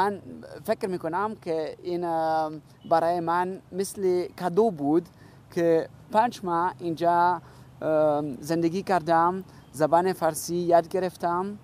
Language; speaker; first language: Persian; non-native, learner; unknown